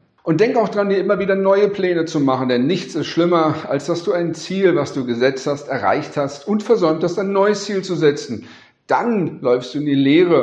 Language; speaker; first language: German; native; German